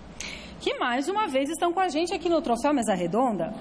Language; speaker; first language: Portuguese; native; Portuguese